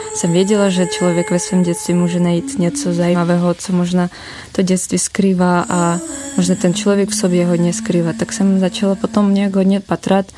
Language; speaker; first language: Czech; non-native, fluent; Russian